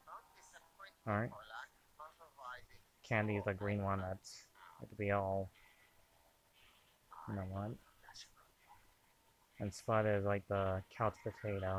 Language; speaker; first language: English; native; English